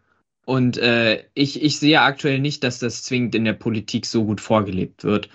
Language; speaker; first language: German; native; German